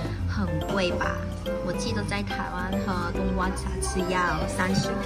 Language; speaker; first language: Chinese; non-native, fluent; Korean